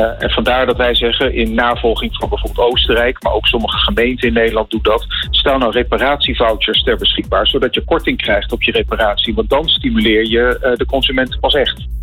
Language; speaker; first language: Dutch; native; Dutch